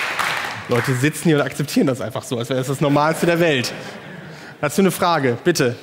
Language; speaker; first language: German; native; German